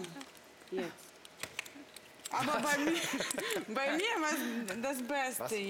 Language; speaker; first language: German; non-native, learner; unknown